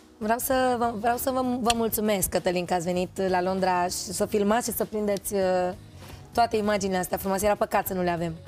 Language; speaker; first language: Romanian; native; Romanian